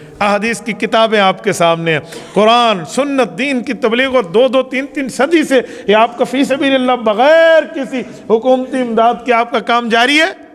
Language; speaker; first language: Urdu; non-native, local second language; Saraiki